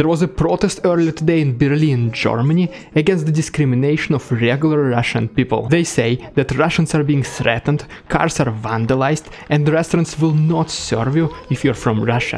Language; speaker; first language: English; non-native, fluent; Russian